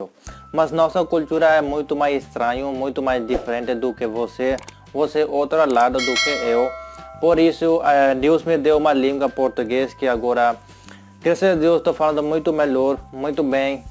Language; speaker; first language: Portuguese; non-native, learner; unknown